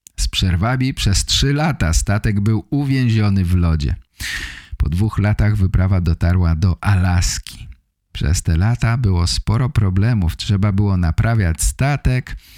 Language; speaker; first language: Polish; native; Polish